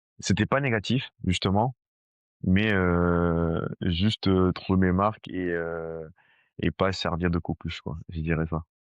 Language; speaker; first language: French; early bilingual, other home language; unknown